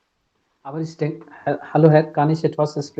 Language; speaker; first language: German; non-native, fluent; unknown